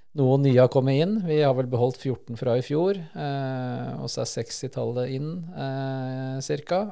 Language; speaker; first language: Norwegian; early bilingual, other home language; Spanish